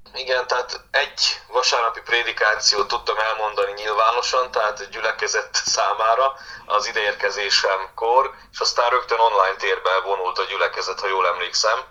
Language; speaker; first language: Hungarian; native; Hungarian